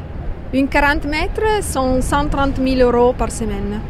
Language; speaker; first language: French; non-native, fluent; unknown